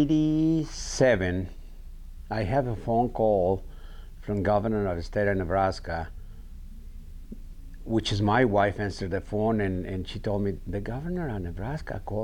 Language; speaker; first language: English; non-native, learner; Spanish